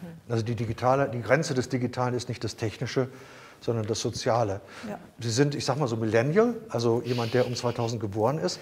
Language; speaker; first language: German; native; German